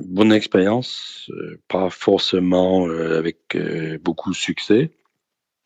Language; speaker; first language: French; non-native, fluent; Danish